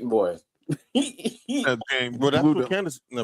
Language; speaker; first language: English; native; English